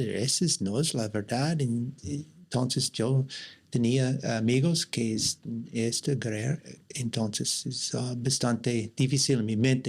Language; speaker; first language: Spanish; non-native, learner; English